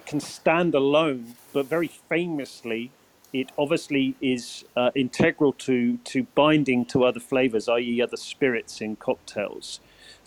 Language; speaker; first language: English; native; English